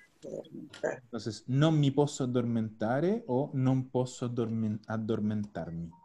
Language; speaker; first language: Italian; non-native, fluent; Spanish